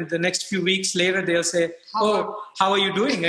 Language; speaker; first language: English; non-native, local second language; Telugu